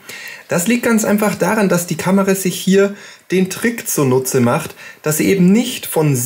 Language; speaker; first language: German; native; German